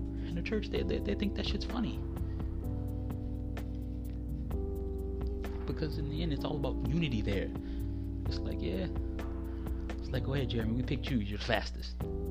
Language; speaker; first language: English; native; English